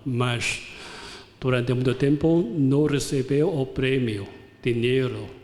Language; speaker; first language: Portuguese; non-native, fluent; Chinese